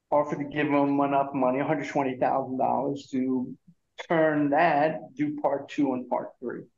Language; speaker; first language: English; native; English